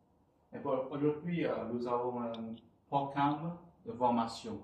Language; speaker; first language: French; non-native, fluent; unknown